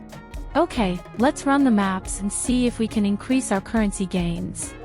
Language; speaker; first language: English; native; English